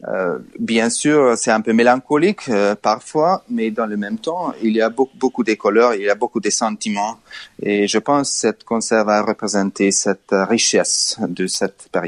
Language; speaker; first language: French; non-native, learner; Hungarian